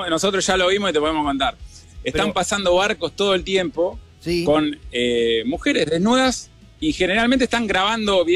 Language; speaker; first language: Spanish; native; Spanish